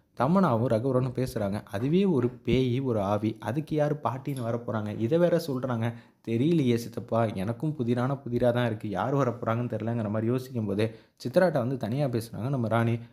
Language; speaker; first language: Tamil; native; Tamil